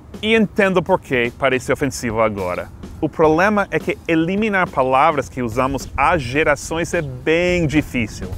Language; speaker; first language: Portuguese; non-native, fluent; English